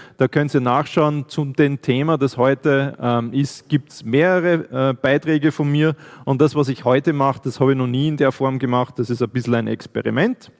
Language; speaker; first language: German; native; German